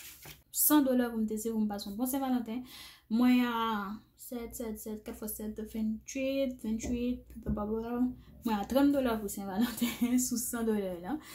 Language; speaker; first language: French; non-native, learner; Haitian Creole